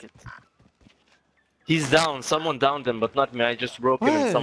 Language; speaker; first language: English; non-native, fluent; Hebrew